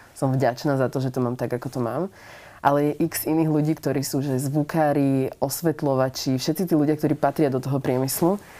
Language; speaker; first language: Slovak; native; Slovak